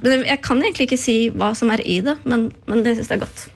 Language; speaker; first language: Norwegian; early bilingual, other home language; Icelandic